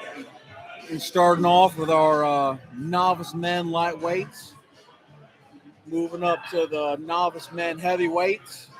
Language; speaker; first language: English; native; English